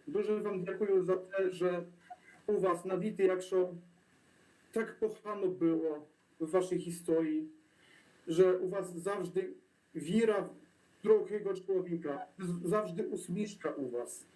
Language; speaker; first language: Polish; non-native, learner; Ukrainian